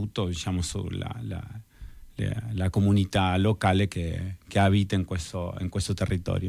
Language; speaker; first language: Italian; non-native, fluent; Spanish